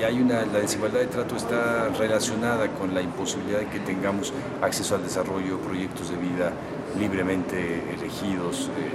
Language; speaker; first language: Spanish; native; Spanish